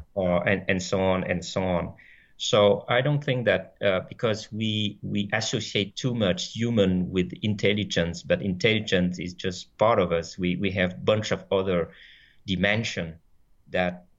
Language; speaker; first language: English; non-native, fluent; French